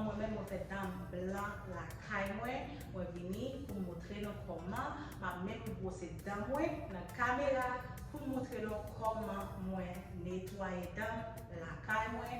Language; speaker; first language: French; non-native, learner; Haitian Creole